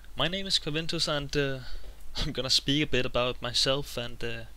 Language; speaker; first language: English; non-native, fluent; Danish